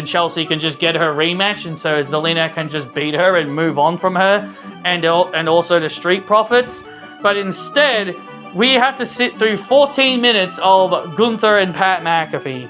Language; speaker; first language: English; native; English